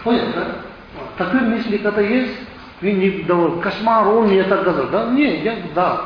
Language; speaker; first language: Russian; non-native, learner; Tibetan